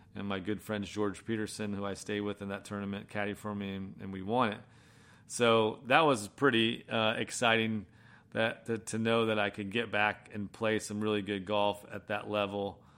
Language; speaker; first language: English; native; English